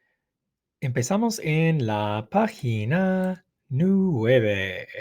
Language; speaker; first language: Spanish; non-native, fluent; English